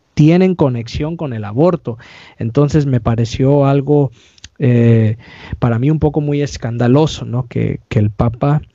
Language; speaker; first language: Spanish; native; Spanish